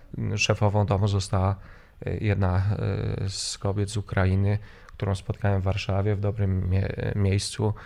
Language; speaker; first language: Polish; native; Polish